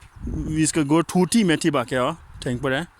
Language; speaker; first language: Norwegian; non-native, fluent; S'gaw Karen